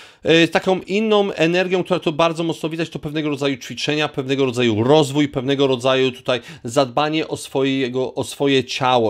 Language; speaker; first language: Polish; native; Polish